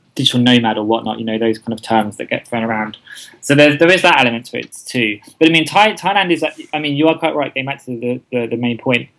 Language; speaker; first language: English; native; English